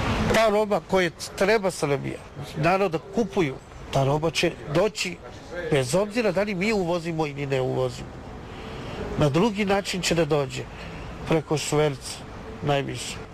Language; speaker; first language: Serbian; non-native, learner; Chinese